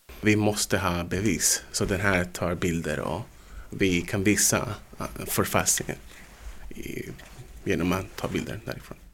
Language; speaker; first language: Swedish; non-native, fluent; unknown